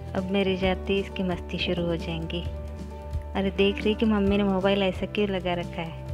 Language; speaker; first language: Hindi; non-native, local second language; Marathi